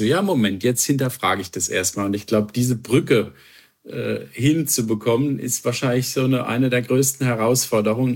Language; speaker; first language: German; native; German